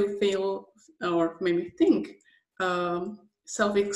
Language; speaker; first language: English; non-native, fluent; Slovak